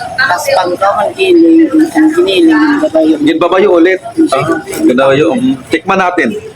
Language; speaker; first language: Filipino; non-native, local second language; Waray